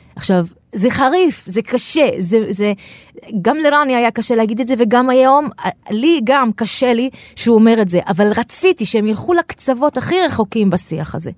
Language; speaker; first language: Hebrew; non-native, local second language; Arabic